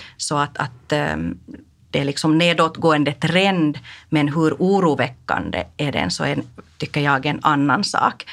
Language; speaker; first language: Swedish; non-native, local second language; Finnish